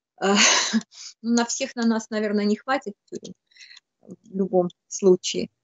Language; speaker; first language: Russian; native; Russian